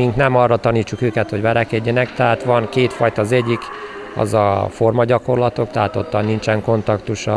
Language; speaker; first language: Hungarian; native; Hungarian